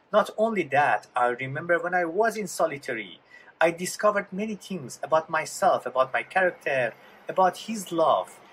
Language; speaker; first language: English; non-native, fluent; Persian